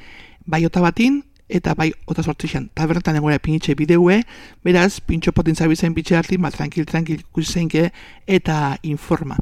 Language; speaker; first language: Basque; native; Basque